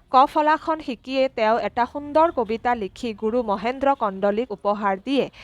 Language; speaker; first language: Hindi; non-native, local second language; Assamese